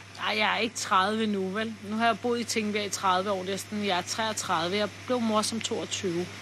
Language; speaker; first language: Danish; early bilingual, other home language; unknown